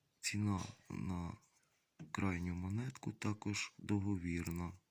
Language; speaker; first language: Ukrainian; native; Ukrainian